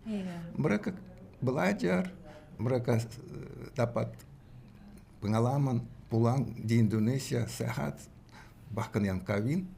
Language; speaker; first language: Indonesian; non-native, learner; Russian